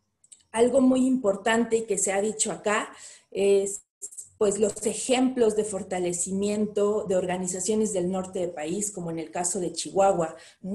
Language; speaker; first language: Spanish; native; Spanish